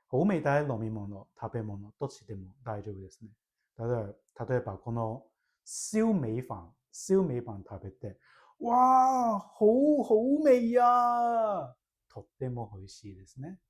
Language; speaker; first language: Japanese; non-native, fluent; Cantonese